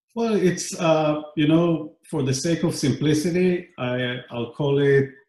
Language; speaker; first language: English; non-native, fluent; Hebrew